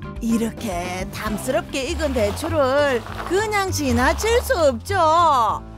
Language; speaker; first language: Korean; native; Korean